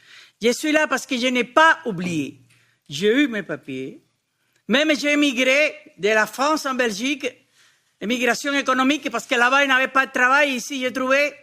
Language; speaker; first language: French; non-native, fluent; Spanish